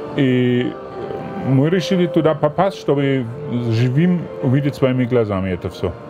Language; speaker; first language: Russian; non-native, fluent; German